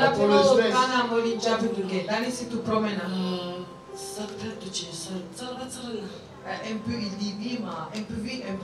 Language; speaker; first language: French; non-native, learner; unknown